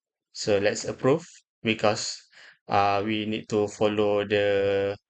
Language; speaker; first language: English; non-native, local second language; Malay